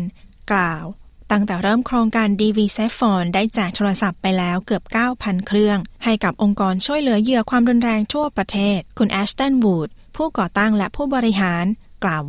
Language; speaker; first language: Thai; native; Thai